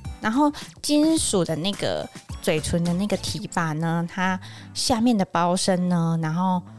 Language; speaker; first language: Chinese; native; Chinese